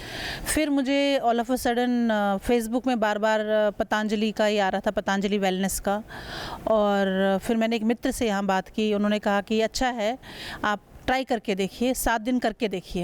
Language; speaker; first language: Hindi; native; Hindi